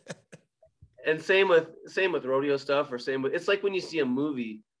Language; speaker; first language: English; native; English